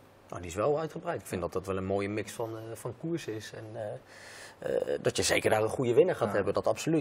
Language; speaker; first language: Dutch; native; Dutch